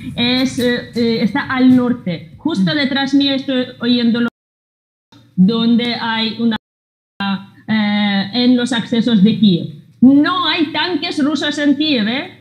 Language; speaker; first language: Spanish; non-native, fluent; Ukrainian